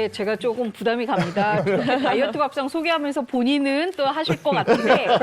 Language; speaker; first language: Korean; native; Korean